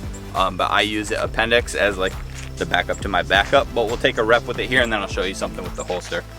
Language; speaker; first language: English; native; English